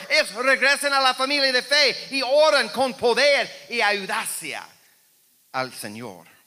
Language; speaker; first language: Spanish; non-native, fluent; English